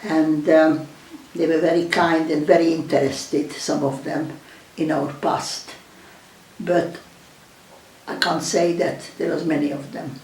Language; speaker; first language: English; non-native, fluent; Hungarian